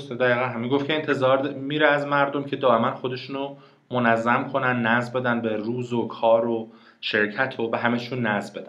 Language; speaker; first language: Persian; native; Persian